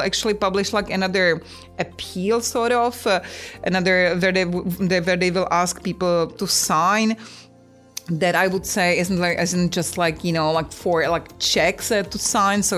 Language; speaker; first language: English; non-native, fluent; Czech